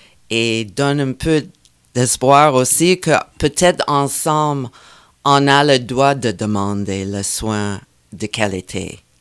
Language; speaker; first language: French; non-native, fluent; English